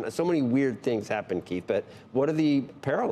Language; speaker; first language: English; native; English